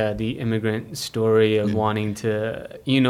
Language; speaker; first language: English; non-native, fluent; Filipino